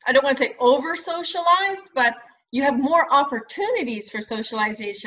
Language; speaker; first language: English; native; English